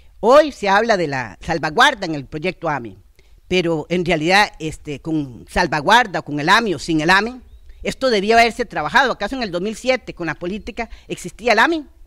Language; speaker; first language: Spanish; native; Spanish